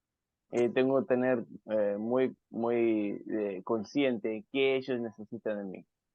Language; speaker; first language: Spanish; non-native, fluent; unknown